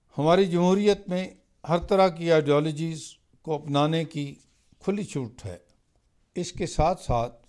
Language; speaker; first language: Hindi; non-native, local second language; Punjabi